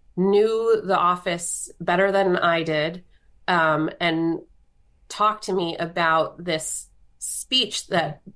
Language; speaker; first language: English; native; English